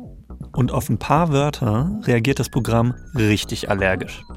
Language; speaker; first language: German; native; German